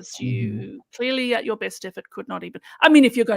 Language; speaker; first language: English; native; English